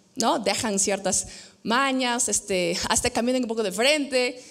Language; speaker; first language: Spanish; non-native, fluent; English